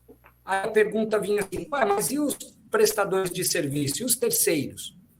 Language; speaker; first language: Portuguese; native; Portuguese